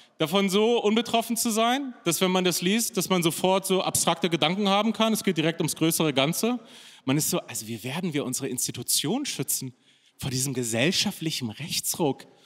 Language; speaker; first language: German; early bilingual, other home language; Persian